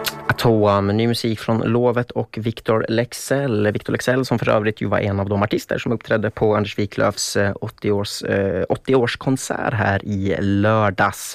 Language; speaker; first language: Swedish; native; Swedish